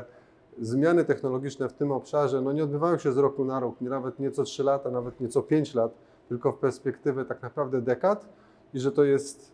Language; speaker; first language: Polish; native; Polish